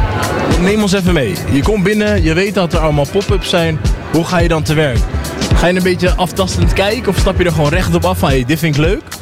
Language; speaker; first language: Dutch; native; Dutch